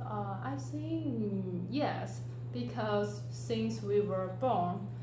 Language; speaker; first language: English; non-native, learner; Chinese